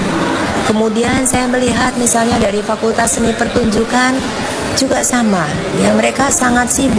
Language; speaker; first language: Indonesian; native; Indonesian